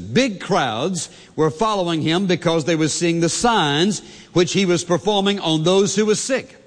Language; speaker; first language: English; native; English